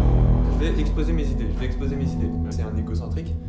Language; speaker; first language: French; native; French